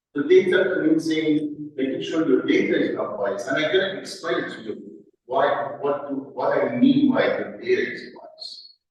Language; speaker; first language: English; non-native, fluent; Persian